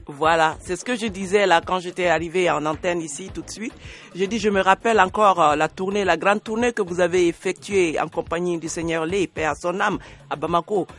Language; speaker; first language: French; non-native, local second language; Bambara